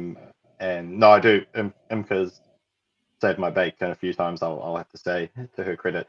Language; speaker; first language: English; native; English